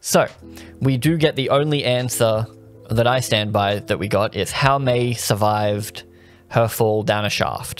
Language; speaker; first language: English; native; English